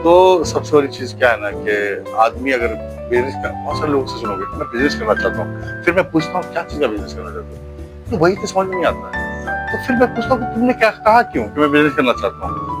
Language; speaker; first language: Hindi; native; Hindi